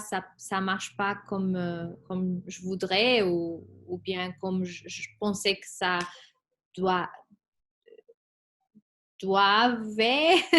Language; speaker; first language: French; non-native, fluent; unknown